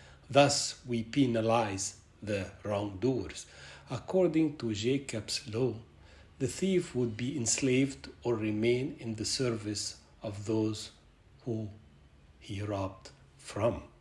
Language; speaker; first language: English; non-native, fluent; Arabic